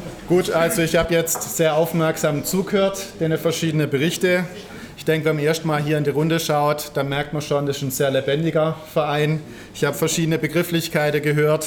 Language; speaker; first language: German; native; German